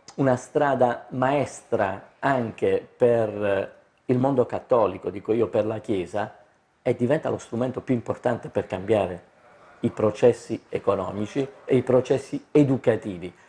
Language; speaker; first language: Italian; native; Italian